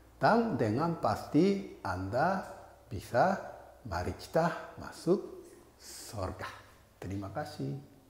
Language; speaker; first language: Indonesian; non-native, fluent; Japanese